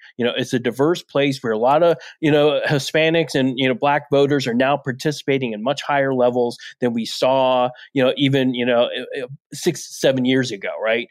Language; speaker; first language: English; native; English